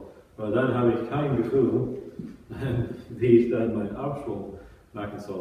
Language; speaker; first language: German; non-native, fluent; English